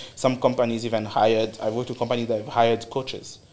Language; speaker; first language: English; non-native, fluent; French